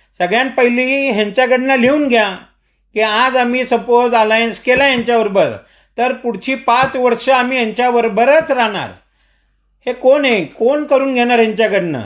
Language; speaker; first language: Marathi; non-native, local second language; Marwari